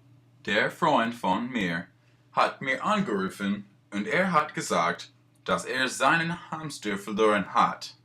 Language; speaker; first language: German; non-native, learner; English